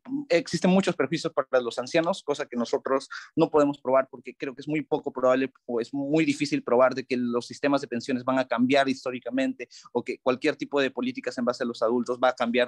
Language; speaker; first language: Spanish; native; Spanish